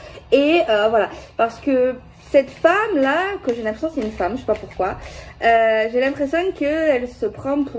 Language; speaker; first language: French; native; French